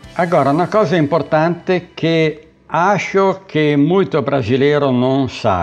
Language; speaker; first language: Portuguese; non-native, learner; Italian